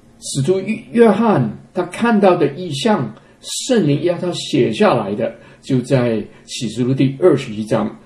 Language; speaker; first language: Chinese; non-native, local second language; Cantonese